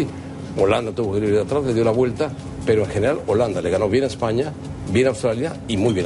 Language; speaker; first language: Spanish; native; Spanish